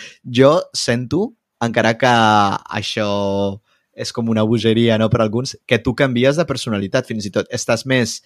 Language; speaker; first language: Catalan; non-native, fluent; Spanish